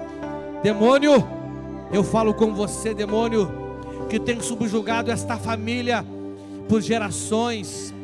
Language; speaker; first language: Portuguese; native; Portuguese